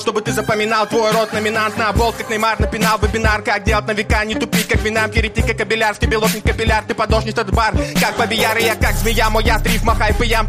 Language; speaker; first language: Russian; native; Russian